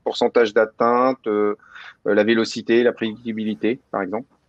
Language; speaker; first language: French; native; French